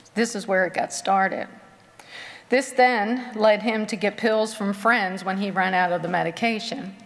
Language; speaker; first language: English; native; English